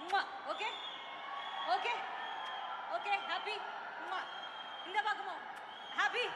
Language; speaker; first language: Tamil; native; Tamil